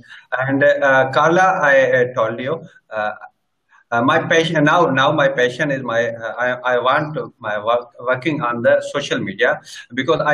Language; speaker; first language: English; non-native, learner; Sindhi